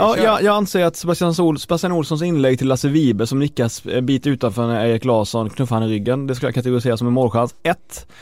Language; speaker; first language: Swedish; native; Swedish